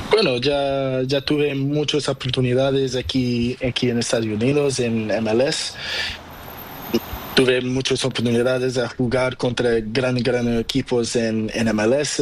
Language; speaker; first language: Spanish; non-native, learner; Portuguese